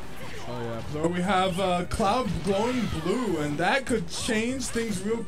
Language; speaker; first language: English; native; English